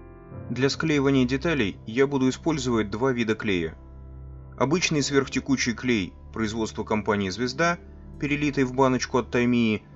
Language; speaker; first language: Russian; native; Russian